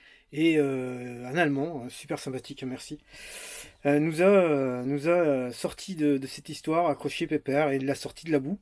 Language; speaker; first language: French; native; French